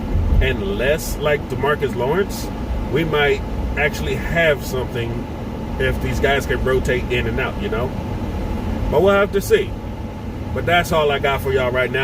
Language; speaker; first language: English; native; English